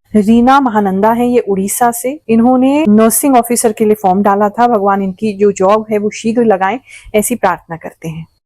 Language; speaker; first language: Hindi; native; Hindi